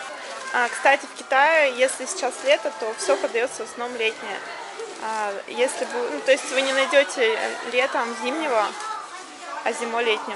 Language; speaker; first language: Russian; native; Russian